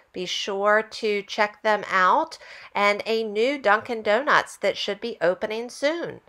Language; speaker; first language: English; native; English